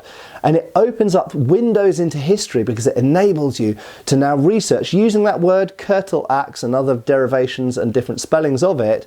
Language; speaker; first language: English; native; English